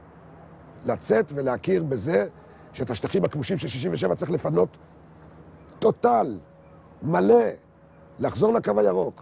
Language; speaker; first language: Hebrew; native; Hebrew